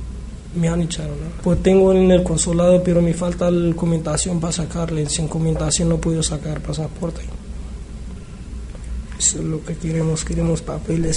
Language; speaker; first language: Spanish; non-native, learner; Arabic